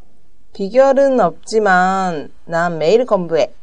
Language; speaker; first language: Korean; non-native, learner; Japanese